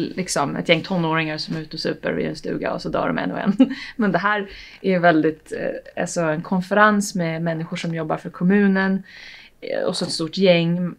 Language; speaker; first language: Swedish; native; Swedish